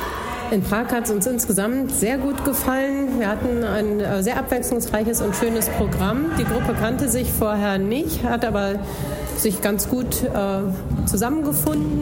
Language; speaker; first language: German; native; German